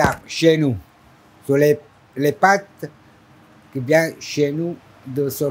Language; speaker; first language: French; non-native, learner; Italian